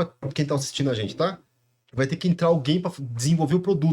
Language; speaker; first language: Portuguese; native; Portuguese